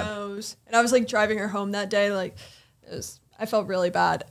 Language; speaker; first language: English; native; English